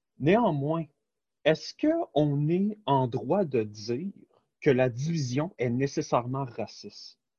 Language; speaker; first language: French; native; French